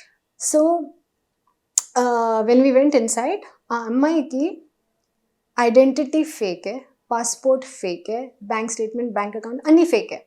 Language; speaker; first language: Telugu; non-native, learner; Hindi